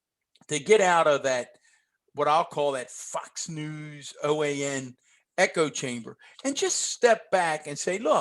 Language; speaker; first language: English; native; English